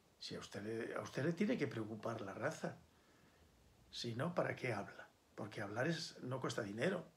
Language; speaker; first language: Spanish; native; Spanish